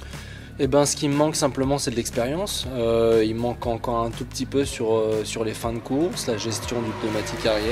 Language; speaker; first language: French; native; French